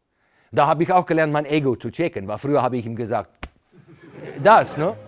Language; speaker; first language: German; non-native, fluent; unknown